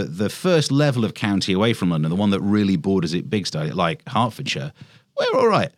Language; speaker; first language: English; native; English